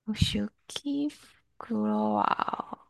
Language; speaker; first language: Japanese; non-native, learner; Chinese